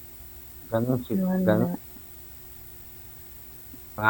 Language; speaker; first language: Filipino; non-native, local second language; Cebuano